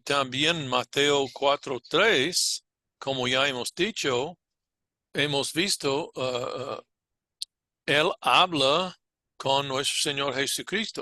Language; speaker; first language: Spanish; non-native, fluent; English